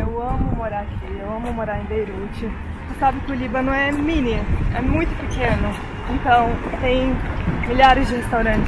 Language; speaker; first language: Portuguese; early bilingual, heritage; Portuguese